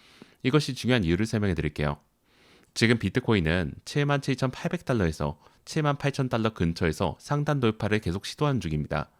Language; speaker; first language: Korean; native; Korean